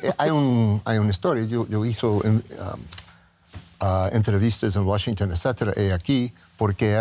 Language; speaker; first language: Spanish; non-native, learner; English